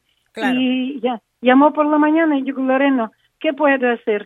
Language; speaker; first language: Spanish; non-native, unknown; Ukrainian